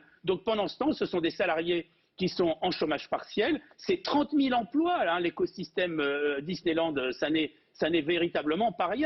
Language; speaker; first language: French; native; French